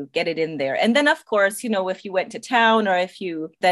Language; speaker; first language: English; non-native, local second language; Pennsylvania German